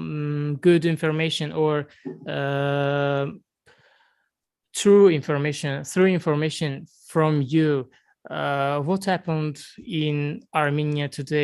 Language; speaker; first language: English; non-native, learner; Azerbaijani